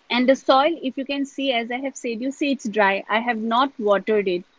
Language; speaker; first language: English; non-native, local second language; Assamese